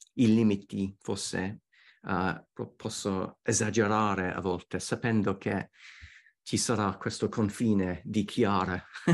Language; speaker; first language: Italian; non-native, fluent; English